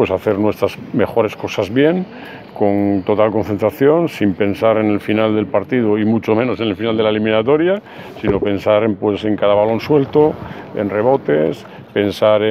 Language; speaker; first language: Spanish; native; Spanish